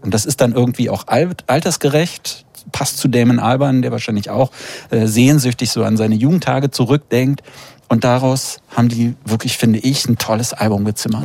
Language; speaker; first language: German; native; German